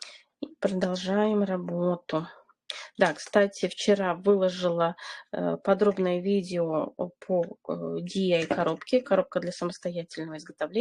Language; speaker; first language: Russian; native; Russian